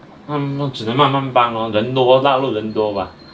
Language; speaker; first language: Chinese; native; Chinese